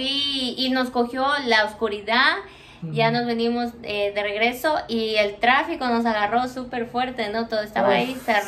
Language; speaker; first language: Spanish; native; Spanish